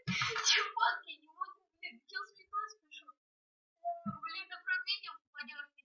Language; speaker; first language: Russian; native; Russian